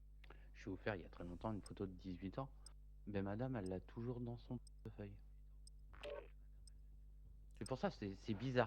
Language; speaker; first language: French; native; French